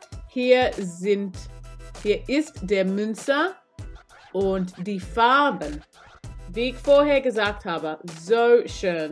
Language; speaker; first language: German; non-native, learner; English